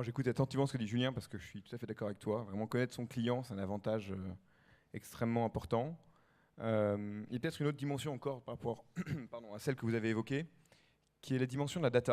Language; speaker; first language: French; native; French